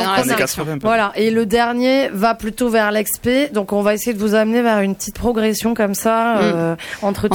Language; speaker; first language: French; native; French